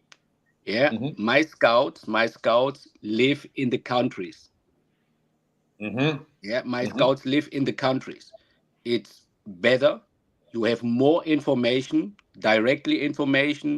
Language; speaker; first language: English; non-native, learner; German